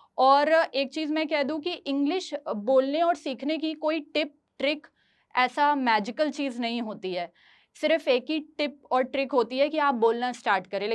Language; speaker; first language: Hindi; native; Hindi